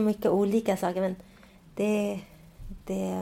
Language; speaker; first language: Swedish; early bilingual, other home language; Spanish